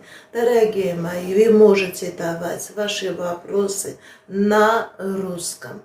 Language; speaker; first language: Russian; non-native, fluent; Armenian